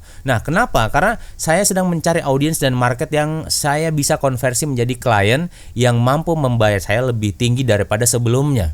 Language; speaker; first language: Indonesian; native; Indonesian